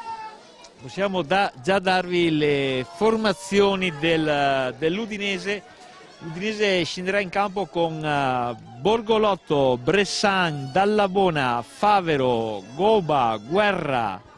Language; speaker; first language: Italian; native; Italian